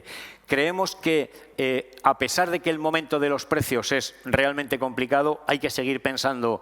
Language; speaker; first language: Spanish; native; Spanish